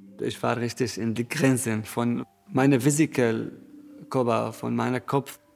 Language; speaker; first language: German; non-native, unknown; Arabic